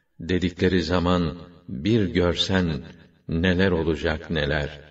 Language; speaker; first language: Turkish; native; Turkish